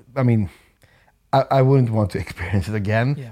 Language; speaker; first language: English; non-native, fluent; Swedish